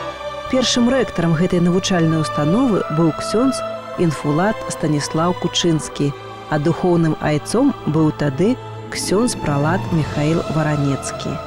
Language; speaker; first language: Belarusian; native; Belarusian